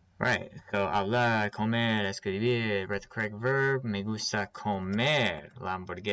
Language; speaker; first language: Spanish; non-native, learner; English